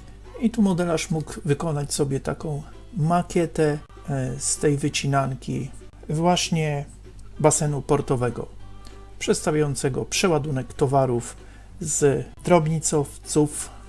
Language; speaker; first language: Polish; native; Polish